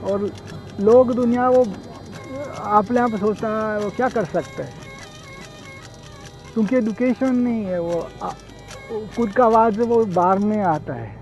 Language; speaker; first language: Hindi; non-native, learner; Italian